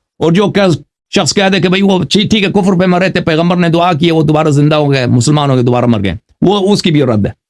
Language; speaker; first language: Urdu; non-native, fluent; Persian